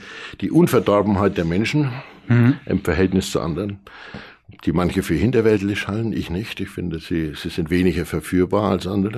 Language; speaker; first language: German; native; German